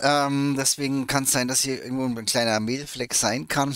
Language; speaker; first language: German; native; German